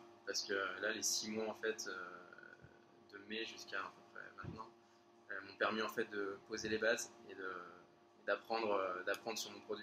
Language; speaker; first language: French; native; French